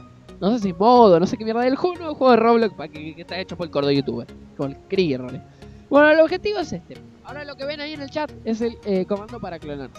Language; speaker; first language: Spanish; native; Spanish